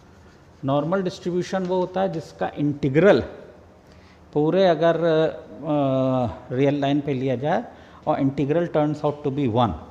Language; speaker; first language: Hindi; native; Hindi